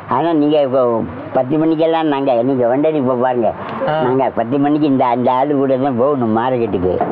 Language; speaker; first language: Tamil; early bilingual, heritage; Tamil